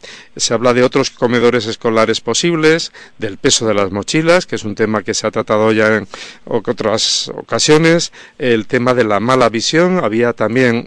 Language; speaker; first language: Spanish; native; Spanish